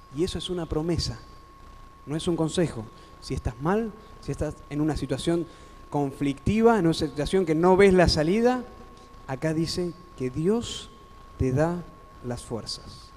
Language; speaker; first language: Spanish; native; Spanish